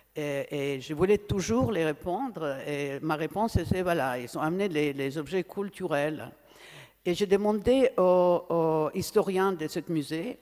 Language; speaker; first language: French; non-native, fluent; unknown